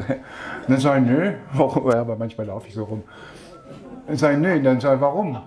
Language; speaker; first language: German; native; German